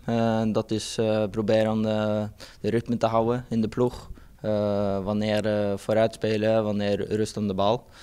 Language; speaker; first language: Dutch; non-native, fluent; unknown